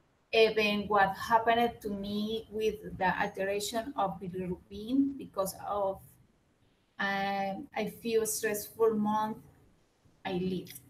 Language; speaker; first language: English; non-native, learner; Spanish